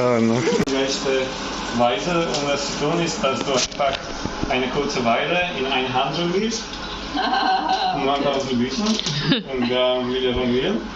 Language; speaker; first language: German; non-native, fluent; Polish